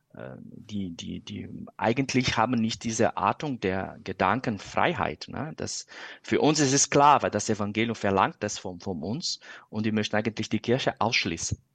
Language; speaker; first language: German; non-native, fluent; Portuguese